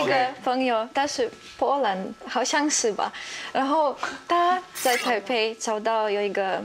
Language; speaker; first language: Chinese; non-native, fluent; Russian